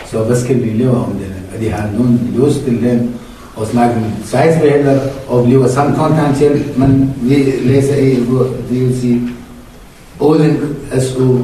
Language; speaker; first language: Danish; non-native, learner; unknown